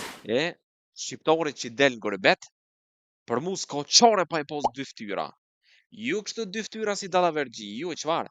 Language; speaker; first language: Albanian; early bilingual, heritage; Albanian